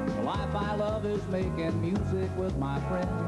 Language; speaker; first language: English; native; English